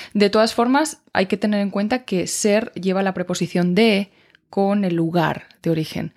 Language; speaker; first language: Spanish; native; Spanish